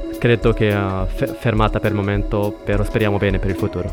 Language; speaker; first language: Italian; non-native, learner; Arabic